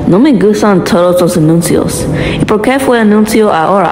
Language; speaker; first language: Spanish; non-native, learner; English